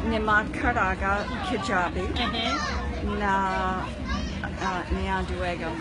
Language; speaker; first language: Kikuyu; non-native, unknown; English